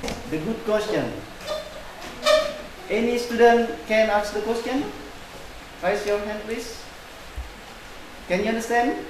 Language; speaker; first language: English; non-native, learner; Indonesian